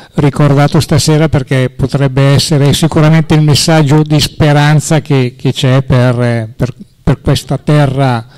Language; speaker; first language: Italian; native; Italian